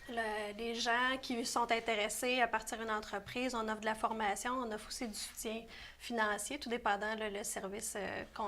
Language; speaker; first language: French; native; French